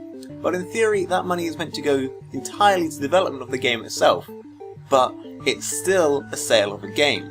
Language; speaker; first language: English; native; English